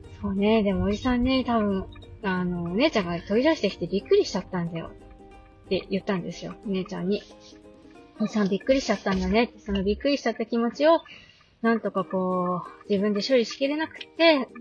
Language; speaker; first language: Japanese; native; Japanese